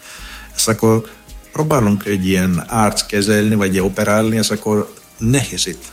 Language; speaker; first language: Hungarian; non-native, fluent; Greek